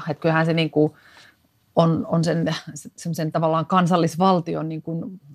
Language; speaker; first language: Finnish; native; Finnish